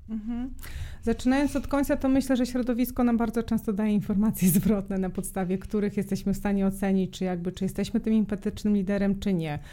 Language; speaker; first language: Polish; non-native, fluent; Serbian